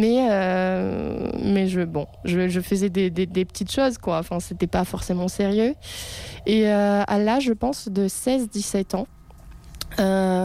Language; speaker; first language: French; non-native, fluent; Russian